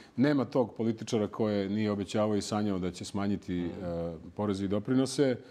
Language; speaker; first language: Serbian; native; Serbian